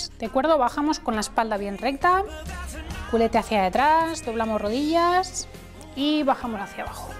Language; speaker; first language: Spanish; native; Spanish